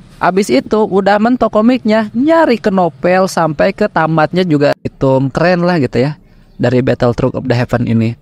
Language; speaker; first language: Indonesian; native; Indonesian